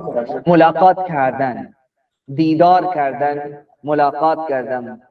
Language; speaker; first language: Persian; non-native, fluent; Urdu